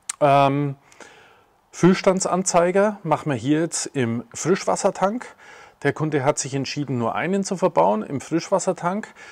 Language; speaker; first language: German; native; German